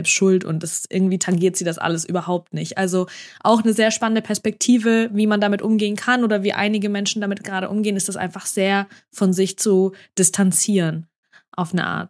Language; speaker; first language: German; early bilingual, other home language; Russian